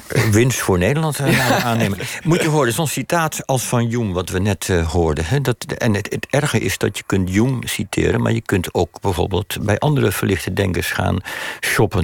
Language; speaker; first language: Dutch; native; Dutch